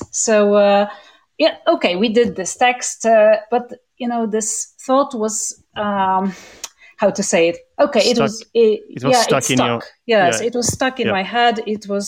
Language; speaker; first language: English; non-native, fluent; Polish